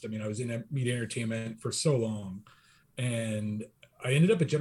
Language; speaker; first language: English; native; English